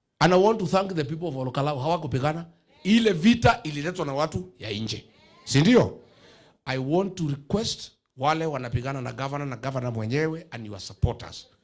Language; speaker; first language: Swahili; non-native, local second language; Kikuyu